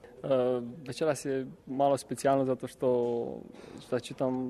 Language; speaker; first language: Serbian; non-native, learner; Romanian